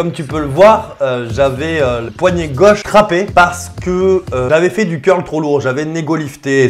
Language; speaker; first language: French; native; French